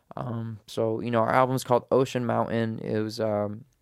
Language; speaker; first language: English; native; English